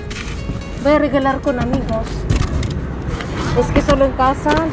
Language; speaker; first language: Spanish; non-native, learner; Filipino